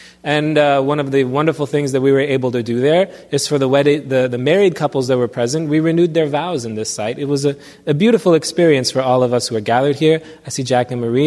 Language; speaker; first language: English; early bilingual, other home language; Armenian